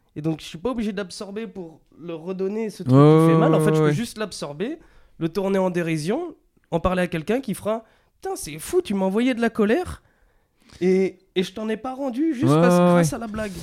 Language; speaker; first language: French; native; French